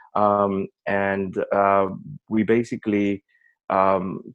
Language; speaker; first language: English; non-native, fluent; Spanish